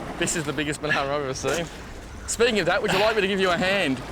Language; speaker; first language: English; native; English